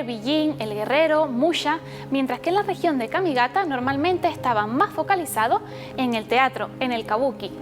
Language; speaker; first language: Spanish; native; Spanish